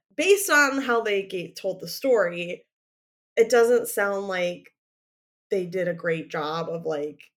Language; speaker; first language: English; native; English